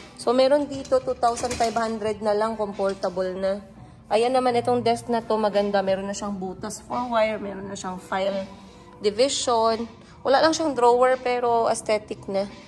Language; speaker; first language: Filipino; non-native, local second language; Cebuano